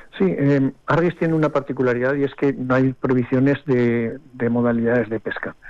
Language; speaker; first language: Spanish; native; Spanish